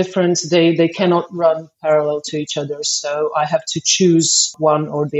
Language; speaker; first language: English; non-native, fluent; Croatian